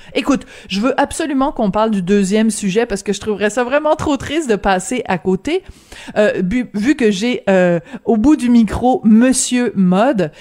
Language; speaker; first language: French; native; French